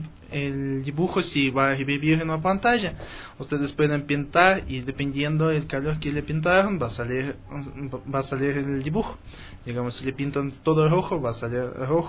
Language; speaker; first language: Spanish; non-native, fluent; Russian